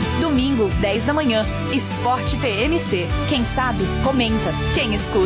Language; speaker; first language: Portuguese; native; Portuguese